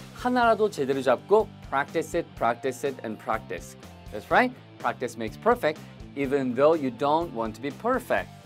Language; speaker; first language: English; non-native, fluent; Korean